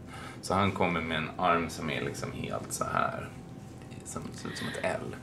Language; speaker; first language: Swedish; native; Swedish